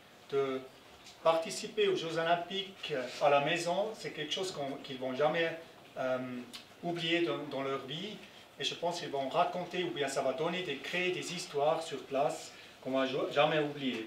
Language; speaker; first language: French; non-native, local second language; German